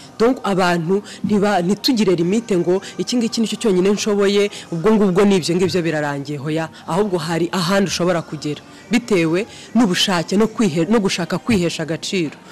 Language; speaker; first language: Kinyarwanda; native; Kinyarwanda